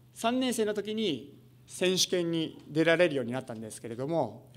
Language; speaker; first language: Japanese; native; Japanese